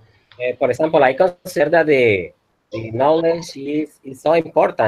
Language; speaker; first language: English; non-native, learner; Spanish